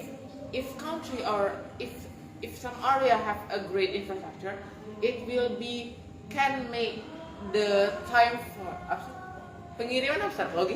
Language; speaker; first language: English; non-native, learner; Indonesian